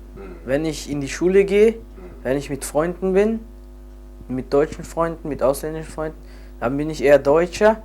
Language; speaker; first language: German; early bilingual, other home language; Turkish